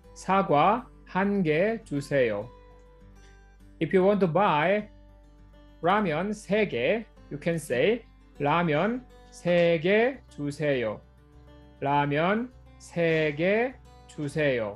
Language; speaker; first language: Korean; non-native, fluent; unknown